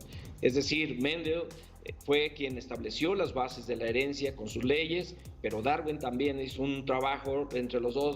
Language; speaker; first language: Spanish; native; Spanish